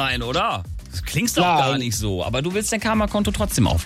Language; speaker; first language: German; native; German